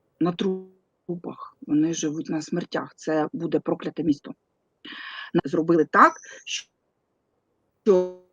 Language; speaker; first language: Ukrainian; non-native, local second language; Russian